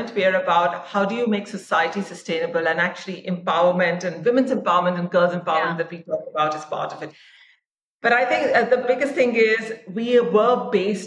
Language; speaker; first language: English; non-native, local second language; Hindi